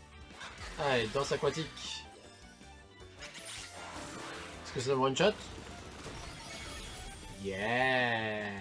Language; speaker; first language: French; native; French